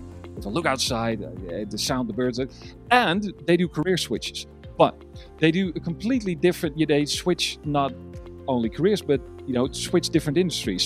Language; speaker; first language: English; non-native, fluent; Dutch